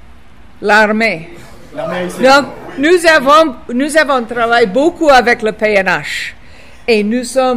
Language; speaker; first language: French; non-native, fluent; English